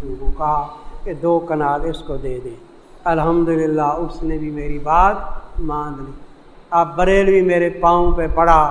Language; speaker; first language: Urdu; non-native, local second language; Saraiki